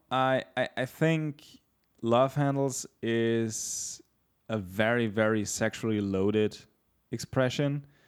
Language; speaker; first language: English; non-native, fluent; German